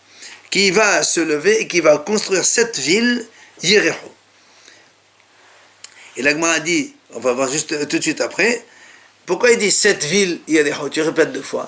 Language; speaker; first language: French; native; French